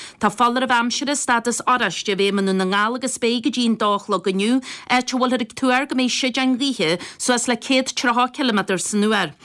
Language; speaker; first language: Irish; native; Irish